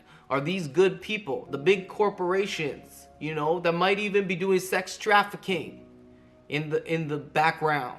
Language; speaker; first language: English; native; English